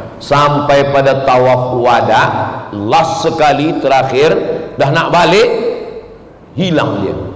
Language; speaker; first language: Malay; native; Malay